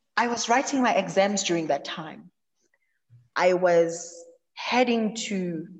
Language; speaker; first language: English; non-native, local second language; Zulu